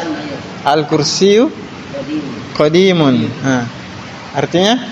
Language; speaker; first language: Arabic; non-native, fluent; Indonesian